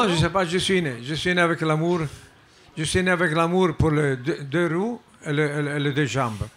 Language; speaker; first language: French; non-native, fluent; Italian